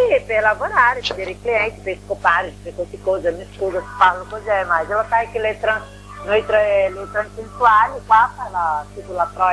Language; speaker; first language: Italian; non-native, learner; Portuguese